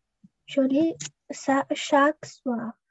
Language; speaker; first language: French; non-native, learner; Russian